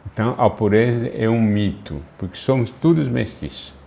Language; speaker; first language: Portuguese; non-native, fluent; Luba-Lulua